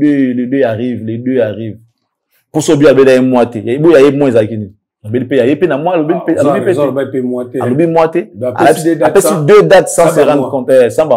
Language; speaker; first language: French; non-native, local second language; Lingala